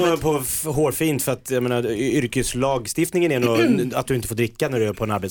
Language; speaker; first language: Swedish; native; Swedish